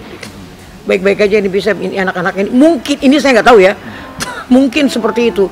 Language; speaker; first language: Indonesian; native; Indonesian